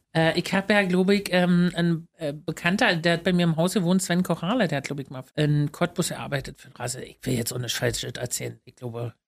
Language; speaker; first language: German; native; German